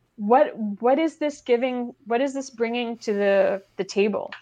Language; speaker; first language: English; non-native, fluent; French